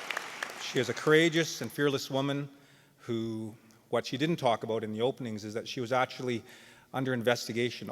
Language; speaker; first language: English; native; English